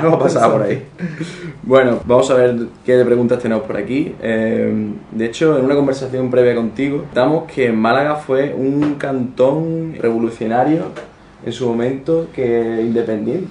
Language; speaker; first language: Spanish; native; Spanish